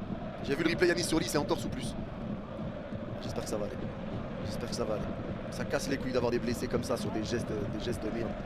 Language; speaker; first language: French; native; French